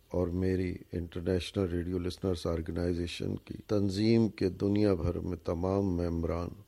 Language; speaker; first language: Urdu; native; Urdu